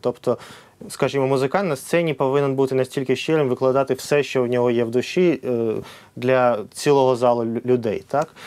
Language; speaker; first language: Ukrainian; non-native, local second language; Russian